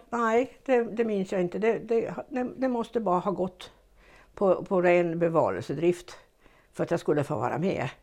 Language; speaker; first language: Swedish; native; Swedish